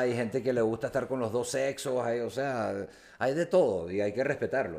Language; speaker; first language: Spanish; early bilingual, heritage; Spanish